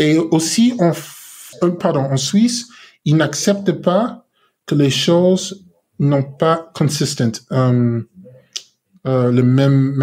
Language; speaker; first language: French; non-native, learner; English